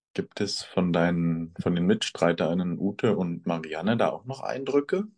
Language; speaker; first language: German; native; German